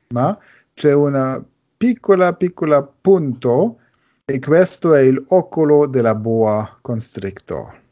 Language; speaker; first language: Italian; non-native, learner; German